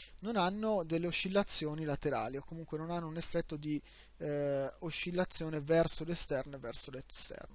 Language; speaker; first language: Italian; native; Italian